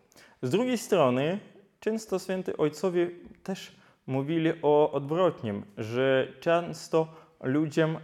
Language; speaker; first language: Polish; non-native, fluent; Ukrainian